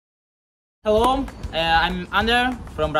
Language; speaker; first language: English; non-native, learner; Portuguese